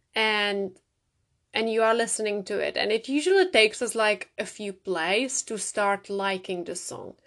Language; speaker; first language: English; non-native, fluent; Czech